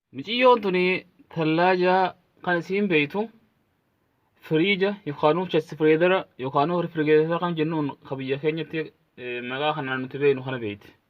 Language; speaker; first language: Oromo; native; Oromo